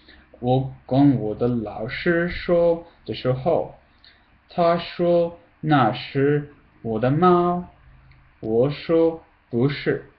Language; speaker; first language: Chinese; non-native, learner; English